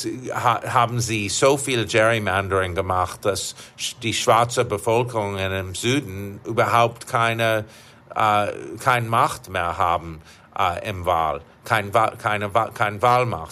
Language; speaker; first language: German; non-native, fluent; English